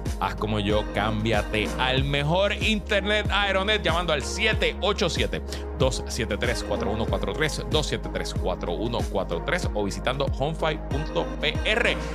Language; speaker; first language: Spanish; native; Spanish